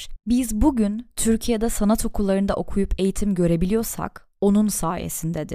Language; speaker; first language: Turkish; native; Turkish